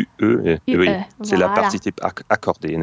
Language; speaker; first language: French; non-native, fluent; German